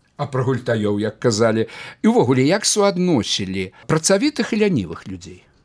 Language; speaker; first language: Belarusian; native; Belarusian